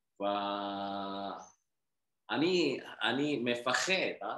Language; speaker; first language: Hebrew; non-native, learner; Indonesian